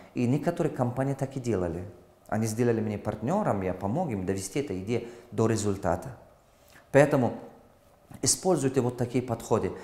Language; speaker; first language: Russian; non-native, local second language; Tajik